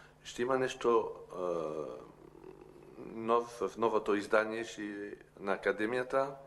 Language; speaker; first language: Bulgarian; non-native, learner; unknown